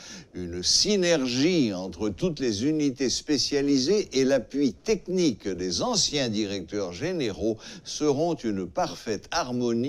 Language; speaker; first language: French; non-native, local second language; Haitian Creole